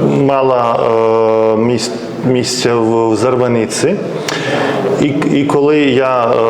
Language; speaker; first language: Ukrainian; non-native, fluent; Lithuanian